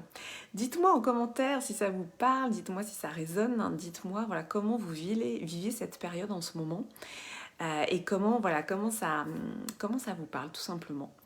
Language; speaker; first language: French; native; French